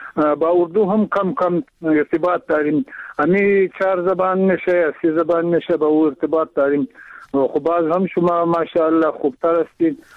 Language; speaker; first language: Persian; non-native, local second language; Pashto